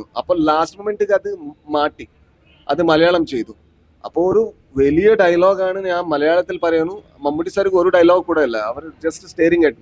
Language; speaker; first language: Malayalam; non-native, learner; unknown